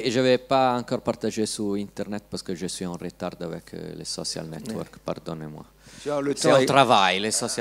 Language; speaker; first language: French; non-native, learner; Italian